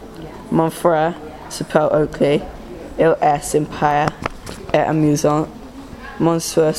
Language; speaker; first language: French; non-native, learner; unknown